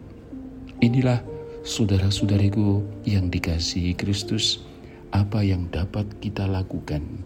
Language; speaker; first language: Indonesian; native; Indonesian